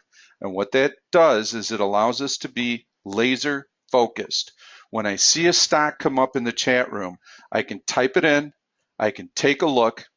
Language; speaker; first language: English; native; English